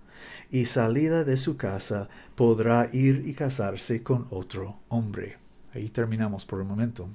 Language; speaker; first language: Spanish; non-native, learner; English